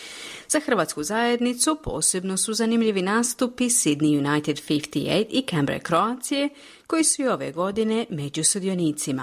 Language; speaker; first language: Croatian; native; Croatian